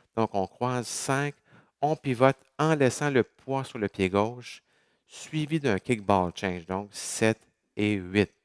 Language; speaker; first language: French; native; French